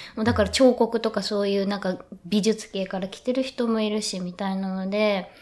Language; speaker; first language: Japanese; native; Japanese